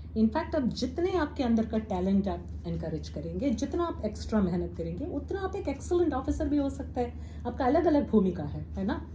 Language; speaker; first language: Hindi; non-native, local second language; Malayalam